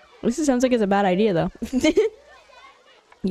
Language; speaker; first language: English; native; English